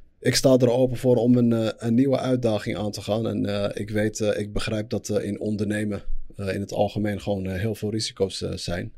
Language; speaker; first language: Dutch; early bilingual, other home language; Arabic